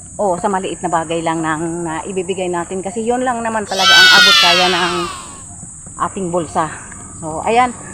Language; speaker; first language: Filipino; non-native, local second language; Bikol